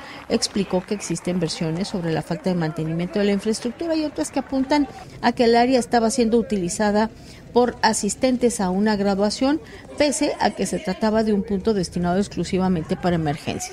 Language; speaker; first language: Spanish; native; Spanish